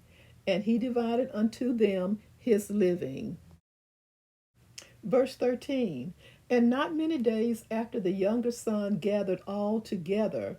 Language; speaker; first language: English; native; English